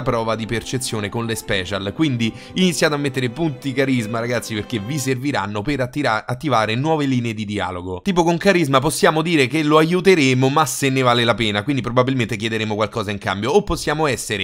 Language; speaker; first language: Italian; native; Italian